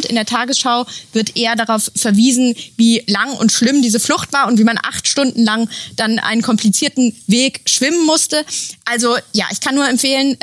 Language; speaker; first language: German; native; German